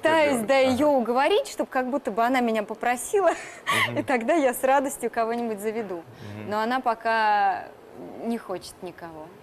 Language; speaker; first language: Russian; native; Russian